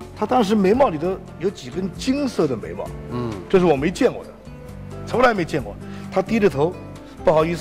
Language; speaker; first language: Chinese; native; Chinese